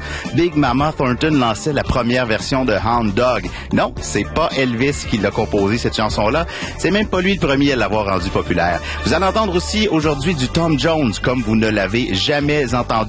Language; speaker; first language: French; native; French